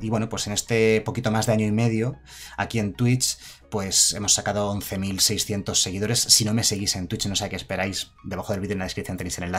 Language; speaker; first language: Spanish; native; Spanish